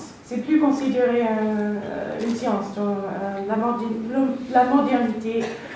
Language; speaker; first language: French; non-native, fluent; English